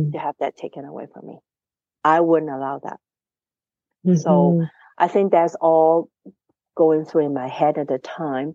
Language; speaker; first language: English; non-native, local second language; Cantonese